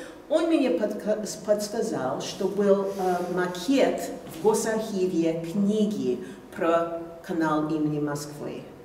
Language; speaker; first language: Russian; non-native, fluent; English